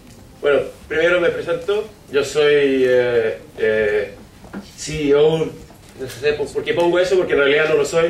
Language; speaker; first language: Spanish; non-native, fluent; Swedish